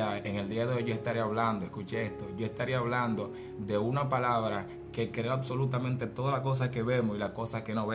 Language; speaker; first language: Spanish; native; Spanish